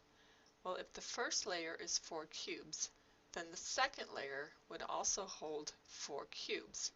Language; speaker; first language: English; native; English